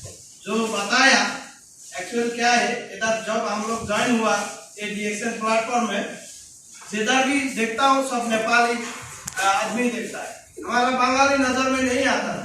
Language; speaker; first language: Hindi; non-native, fluent; Bangla